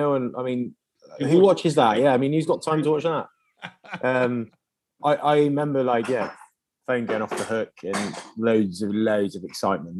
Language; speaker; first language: English; native; English